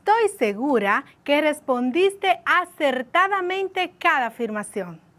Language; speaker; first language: Spanish; native; Spanish